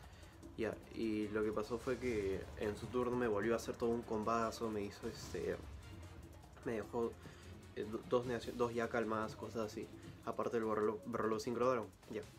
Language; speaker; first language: Spanish; native; Spanish